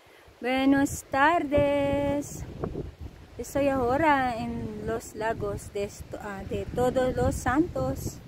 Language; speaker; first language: Spanish; non-native, learner; Filipino